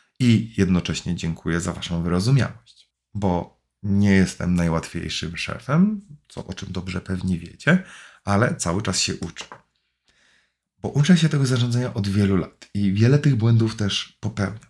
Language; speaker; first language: Polish; native; Polish